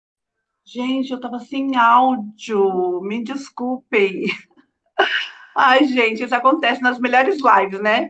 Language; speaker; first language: Portuguese; native; Portuguese